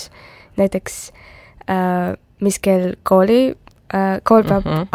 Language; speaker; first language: Estonian; non-native, local second language; Russian